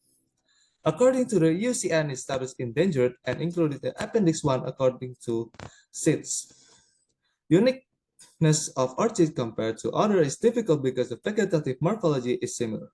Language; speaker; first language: English; non-native, learner; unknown